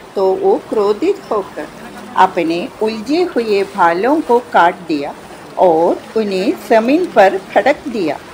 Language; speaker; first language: Hindi; non-native, local second language; Malayalam